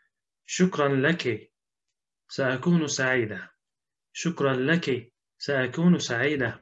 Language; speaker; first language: Arabic; non-native, fluent; Turkish